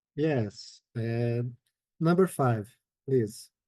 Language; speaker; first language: English; non-native, learner; Portuguese